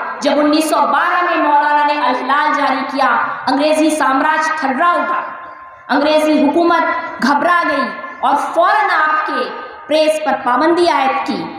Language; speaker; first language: Urdu; native; Urdu